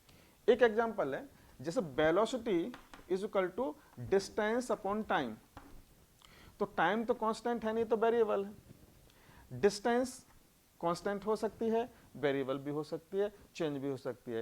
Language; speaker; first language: Hindi; native; Hindi